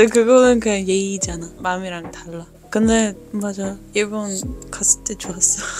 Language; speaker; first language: Korean; non-native, fluent; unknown